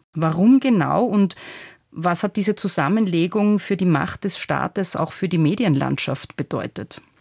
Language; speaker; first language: German; native; German